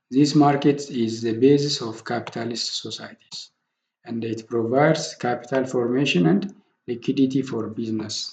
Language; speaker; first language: English; non-native, local second language; Amharic